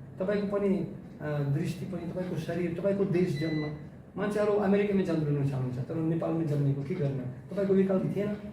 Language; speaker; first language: Nepali; non-native, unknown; Russian